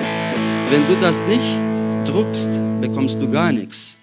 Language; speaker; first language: German; non-native, fluent; Portuguese